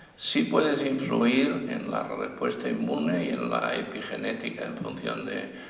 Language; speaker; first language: Spanish; native; Spanish